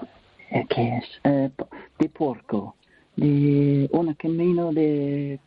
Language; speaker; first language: Spanish; non-native, learner; English